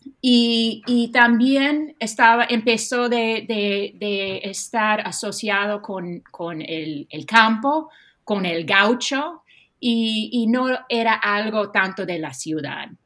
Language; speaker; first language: Spanish; non-native, fluent; English